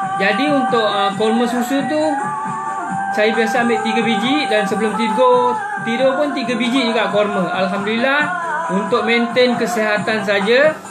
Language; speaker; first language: Malay; non-native, local second language; Buginese